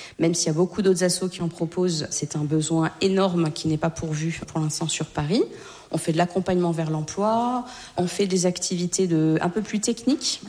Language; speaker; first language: French; native; French